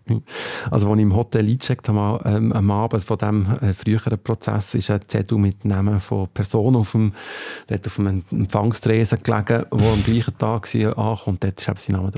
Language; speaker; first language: German; native; German